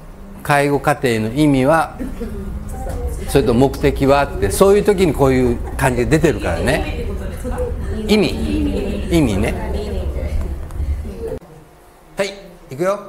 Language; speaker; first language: Japanese; native; Japanese